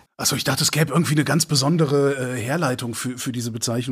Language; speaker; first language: German; native; German